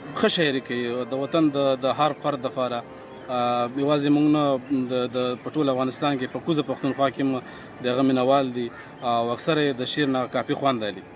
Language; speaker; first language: Pashto; native; Pashto